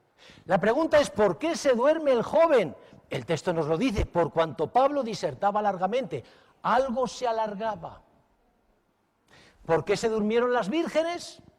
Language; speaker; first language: Spanish; native; Spanish